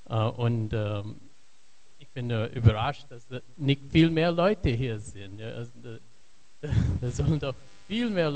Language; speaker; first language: German; non-native, learner; English